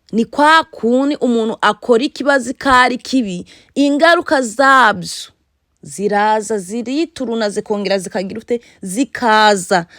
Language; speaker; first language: Kinyarwanda; native; Kinyarwanda